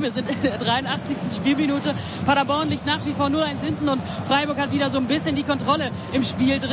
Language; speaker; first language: German; native; German